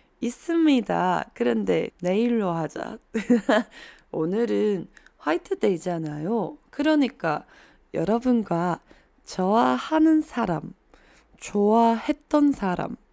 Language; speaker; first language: Korean; non-native, fluent; Chinese